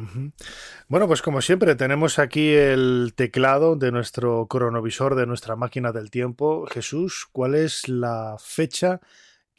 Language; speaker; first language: Spanish; native; Spanish